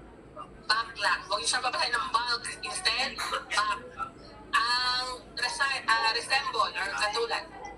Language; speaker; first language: Filipino; native; Filipino